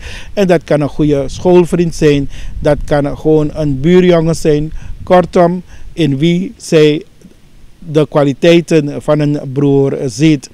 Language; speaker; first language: Dutch; native; Dutch